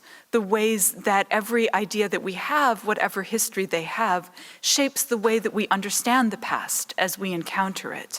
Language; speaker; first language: English; native; English